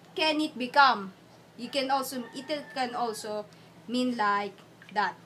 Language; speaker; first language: English; non-native, local second language; Filipino